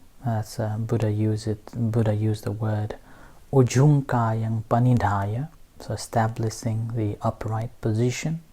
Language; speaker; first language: English; non-native, fluent; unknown